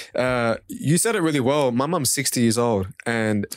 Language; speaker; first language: English; non-native, local second language; Kurdish